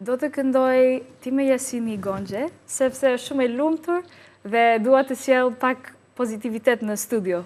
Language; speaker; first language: Albanian; non-native, learner; English